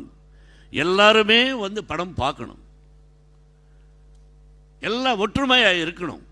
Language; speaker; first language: Tamil; non-native, learner; Telugu